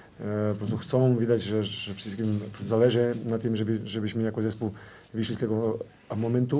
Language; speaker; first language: Polish; non-native, fluent; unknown